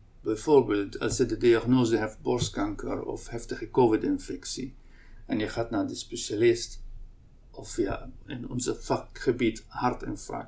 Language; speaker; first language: Dutch; non-native, local second language; Arabic